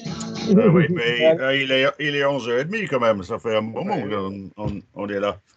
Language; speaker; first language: French; non-native, fluent; English